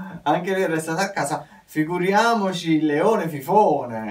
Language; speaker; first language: Italian; native; Italian